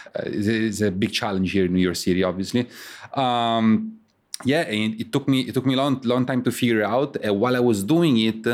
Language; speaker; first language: English; non-native, fluent; Italian